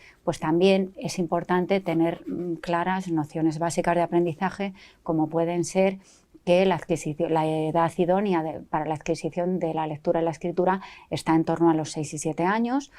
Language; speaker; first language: Spanish; native; Spanish